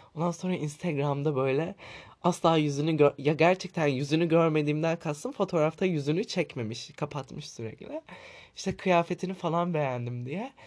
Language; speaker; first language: Turkish; native; Turkish